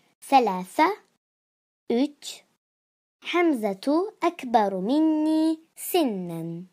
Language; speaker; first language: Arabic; non-native, fluent; Turkish